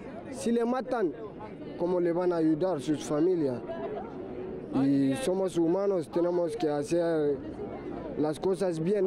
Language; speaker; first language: Spanish; non-native, learner; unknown